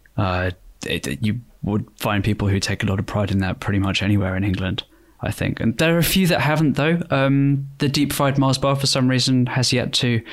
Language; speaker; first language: English; native; English